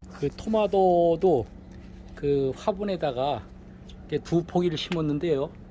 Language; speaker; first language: Korean; native; Korean